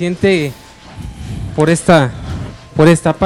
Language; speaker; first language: Spanish; native; Spanish